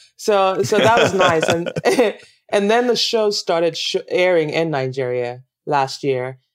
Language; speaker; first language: English; non-native, local second language; Yoruba